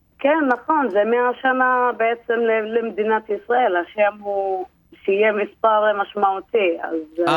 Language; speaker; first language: Hebrew; non-native, local second language; Arabic